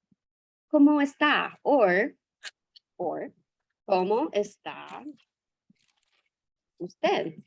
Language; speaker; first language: Spanish; non-native, fluent; English